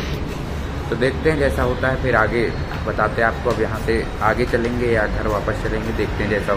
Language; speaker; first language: Hindi; native; Hindi